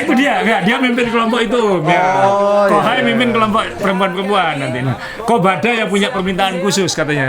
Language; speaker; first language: Indonesian; native; Indonesian